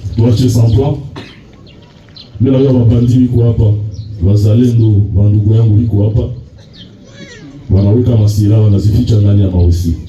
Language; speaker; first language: Swahili; native; Swahili